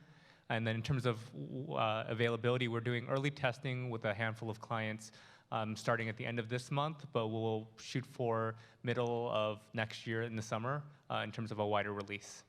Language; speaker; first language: English; native; English